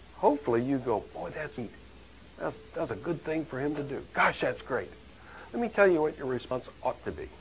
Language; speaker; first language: English; native; English